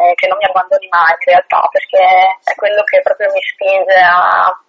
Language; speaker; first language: Italian; native; Italian